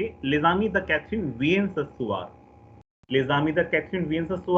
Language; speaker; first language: French; non-native, fluent; Hindi